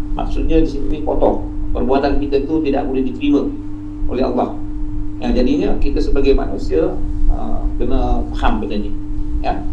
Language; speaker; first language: Malay; native; Malay